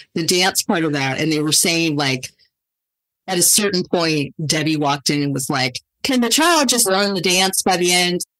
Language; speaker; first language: English; native; English